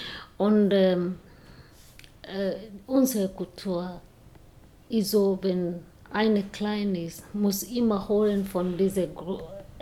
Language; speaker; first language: German; non-native, learner; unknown